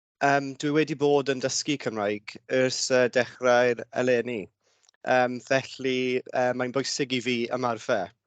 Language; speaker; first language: Welsh; non-native, learner; English